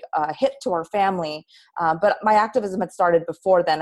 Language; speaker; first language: English; native; English